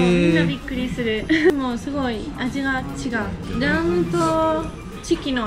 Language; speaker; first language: Japanese; non-native, fluent; Spanish